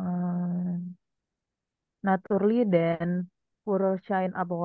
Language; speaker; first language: German; non-native, learner; Indonesian